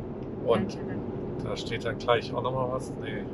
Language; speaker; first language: German; native; German